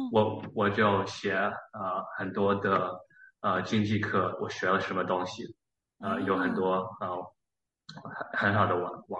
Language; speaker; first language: Chinese; early bilingual, heritage; Chinese